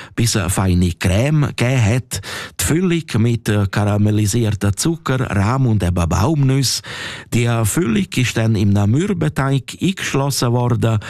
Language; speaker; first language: German; non-native, local second language; Romansh